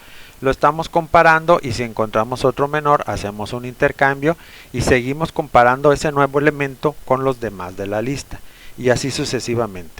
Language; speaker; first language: Spanish; native; Spanish